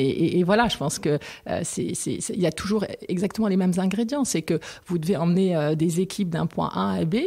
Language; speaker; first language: French; non-native, local second language; Arabic